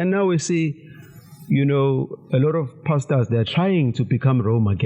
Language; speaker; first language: English; non-native, local second language; Zulu